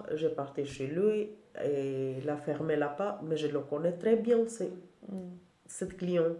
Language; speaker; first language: French; non-native, learner; Albanian